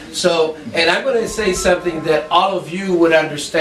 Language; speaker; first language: English; non-native, fluent; Spanish